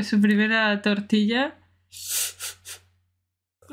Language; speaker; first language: Spanish; native; Spanish